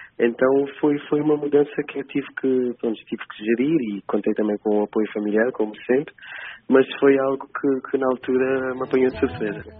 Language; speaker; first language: Portuguese; non-native, local second language; Kabuverdianu